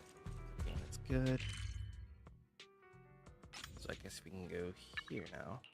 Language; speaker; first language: English; native; English